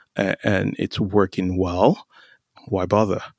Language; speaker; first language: English; non-native, local second language; Yoruba